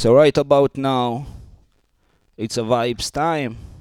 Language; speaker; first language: English; non-native, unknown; Hebrew